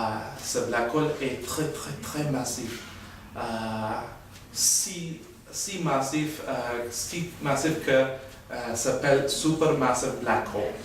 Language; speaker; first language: French; non-native, learner; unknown